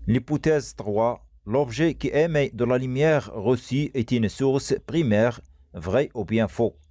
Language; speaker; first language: French; non-native, local second language; Arabic